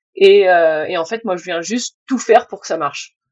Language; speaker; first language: French; native; French